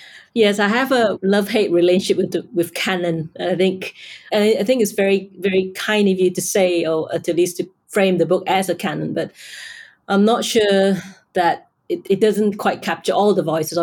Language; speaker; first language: English; non-native, local second language; Cantonese